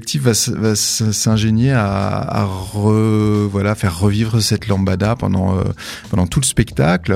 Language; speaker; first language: French; native; French